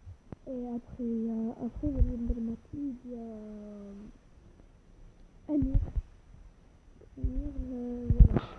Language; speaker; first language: French; non-native, local second language; Arabic